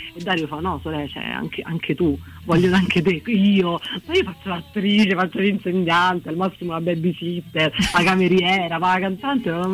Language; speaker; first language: Italian; native; Italian